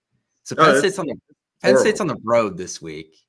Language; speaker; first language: English; native; English